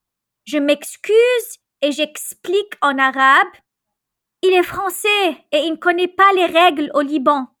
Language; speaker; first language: French; non-native, local second language; Arabic